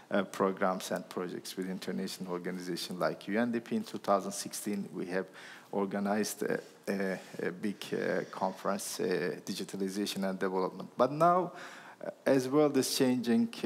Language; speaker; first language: English; non-native, fluent; Turkish